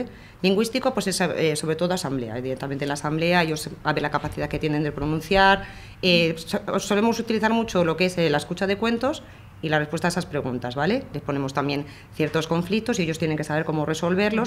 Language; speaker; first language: Spanish; native; Spanish